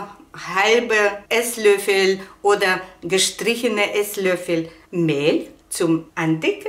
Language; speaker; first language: German; non-native, fluent; Russian